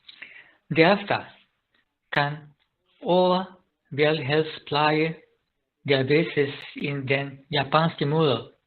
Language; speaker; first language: Danish; non-native, learner; Japanese